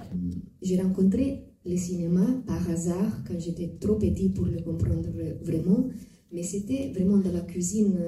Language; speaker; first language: French; non-native, fluent; Italian